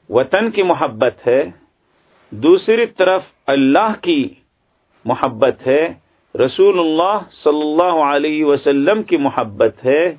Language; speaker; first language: Urdu; non-native, local second language; Pashto